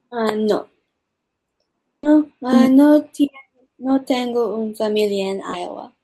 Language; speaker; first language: Spanish; early bilingual, heritage; English